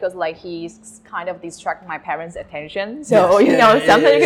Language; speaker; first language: English; non-native, fluent; Chinese